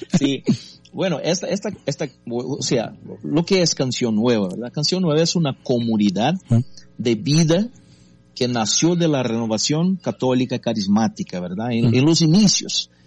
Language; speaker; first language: Spanish; non-native, fluent; Portuguese